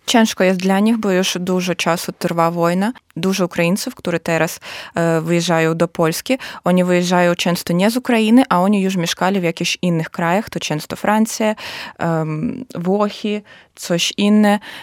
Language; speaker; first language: Polish; non-native, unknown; Russian